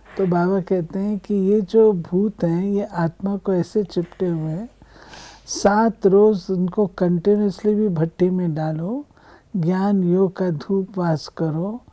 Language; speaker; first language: Hindi; native; Hindi